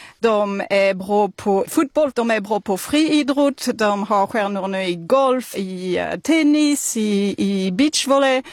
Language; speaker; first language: Swedish; non-native, fluent; French